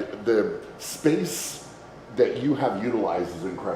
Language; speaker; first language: English; native; English